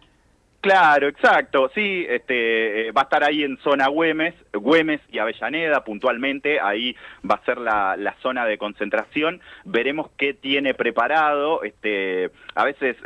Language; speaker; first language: Spanish; native; Spanish